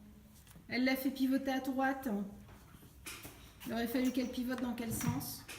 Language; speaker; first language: French; native; French